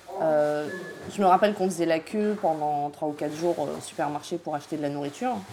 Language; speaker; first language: French; early bilingual, other home language; Polish